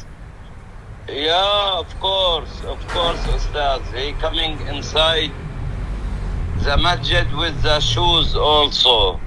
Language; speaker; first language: English; non-native, learner; Arabic